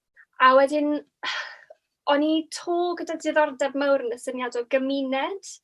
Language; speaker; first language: Welsh; native; Welsh